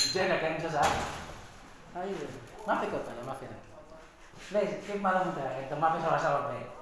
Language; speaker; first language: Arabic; non-native, learner; Indonesian